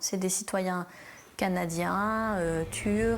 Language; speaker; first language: French; native; French